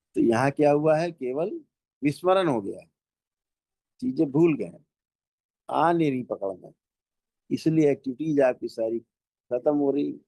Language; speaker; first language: Hindi; native; Hindi